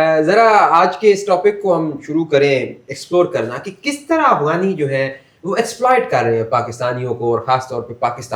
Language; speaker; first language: Urdu; native; Urdu